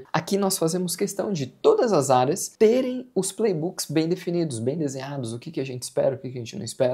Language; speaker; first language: Portuguese; native; Portuguese